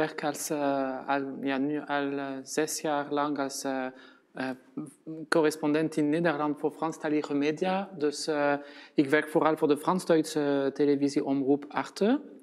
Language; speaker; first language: Dutch; non-native, fluent; French